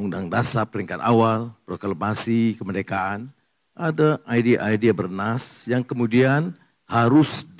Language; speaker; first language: Malay; native; Malay